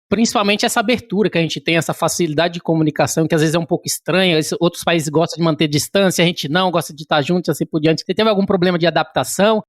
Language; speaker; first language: Portuguese; native; Portuguese